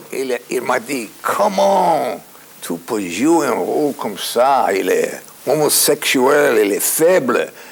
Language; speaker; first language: French; non-native, fluent; English